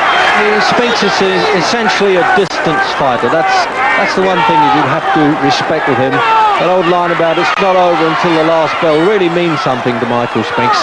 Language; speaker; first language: English; native; English